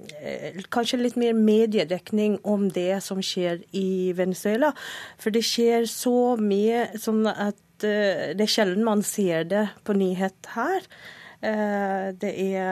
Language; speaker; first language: Norwegian; non-native, fluent; Spanish